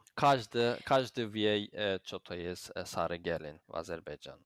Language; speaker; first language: Polish; non-native, learner; Azerbaijani